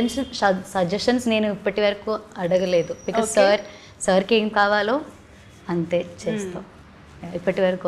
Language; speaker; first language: Telugu; non-native, learner; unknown